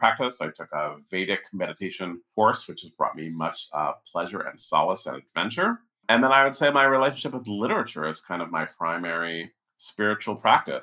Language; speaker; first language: English; native; English